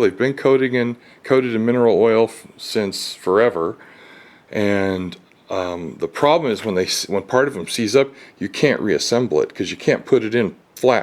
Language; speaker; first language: English; native; English